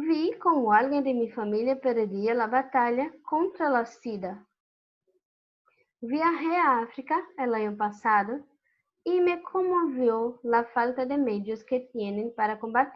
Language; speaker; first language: Spanish; non-native, fluent; Portuguese